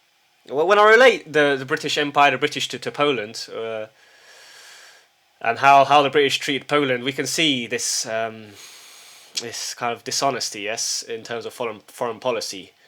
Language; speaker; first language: English; early bilingual, heritage; English